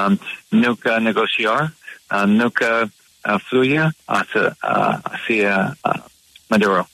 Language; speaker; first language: Spanish; non-native, learner; English